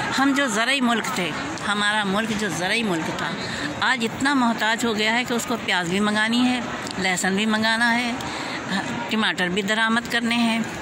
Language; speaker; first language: Urdu; native; Urdu